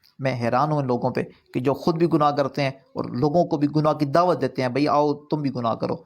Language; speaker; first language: Urdu; non-native, local second language; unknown